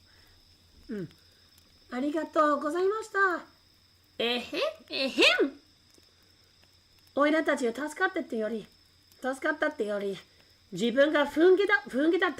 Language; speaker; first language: Japanese; native; Japanese